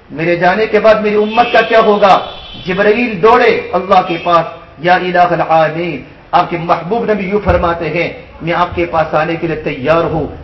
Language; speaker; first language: Urdu; non-native, local second language; Gujarati